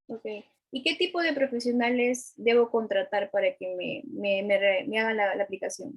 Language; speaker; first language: Spanish; native; Spanish